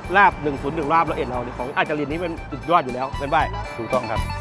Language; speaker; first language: Thai; native; Thai